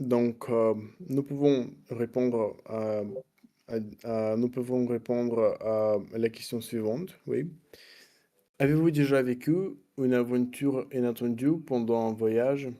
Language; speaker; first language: French; non-native, learner; Russian